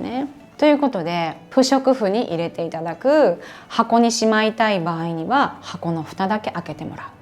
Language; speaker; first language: Japanese; native; Japanese